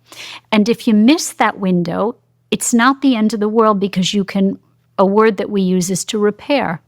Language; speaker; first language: English; native; English